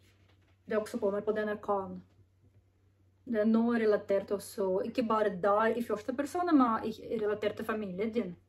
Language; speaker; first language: Norwegian; non-native, learner; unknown